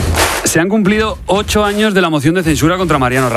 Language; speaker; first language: Spanish; native; Spanish